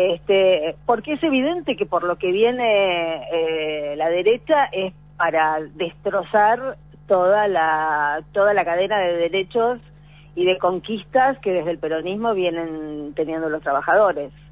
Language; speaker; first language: Spanish; native; Spanish